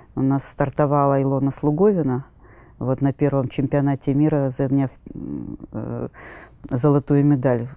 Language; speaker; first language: Russian; native; Russian